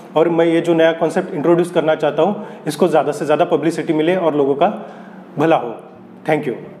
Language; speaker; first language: Hindi; non-native, local second language; Marathi